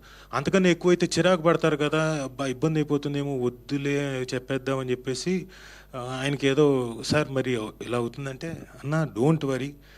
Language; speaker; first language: Telugu; native; Telugu